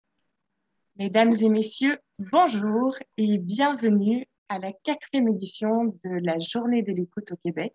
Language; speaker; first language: French; native; French